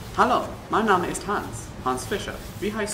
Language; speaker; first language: German; non-native, learner; English